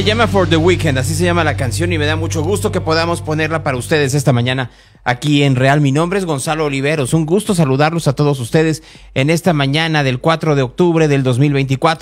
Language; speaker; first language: Spanish; native; Spanish